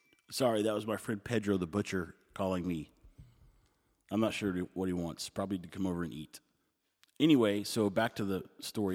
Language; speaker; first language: English; native; English